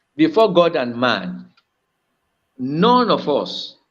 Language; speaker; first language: English; non-native, local second language; Yoruba